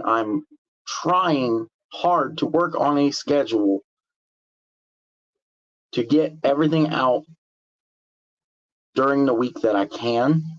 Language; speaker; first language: English; native; English